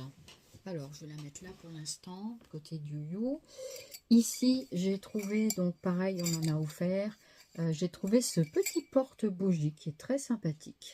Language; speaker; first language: French; native; French